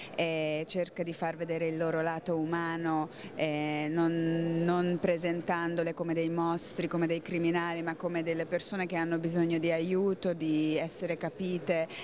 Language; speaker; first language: Italian; non-native, fluent; Hungarian